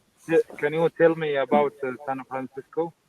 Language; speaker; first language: English; non-native, learner; Arabic